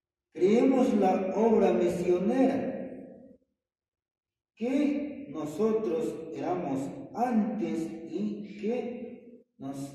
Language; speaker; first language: Spanish; non-native, fluent; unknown